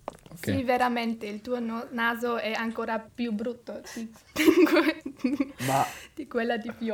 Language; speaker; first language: Italian; non-native, learner; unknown